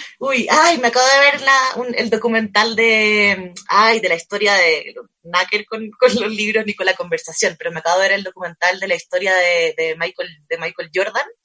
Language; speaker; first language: Spanish; native; Spanish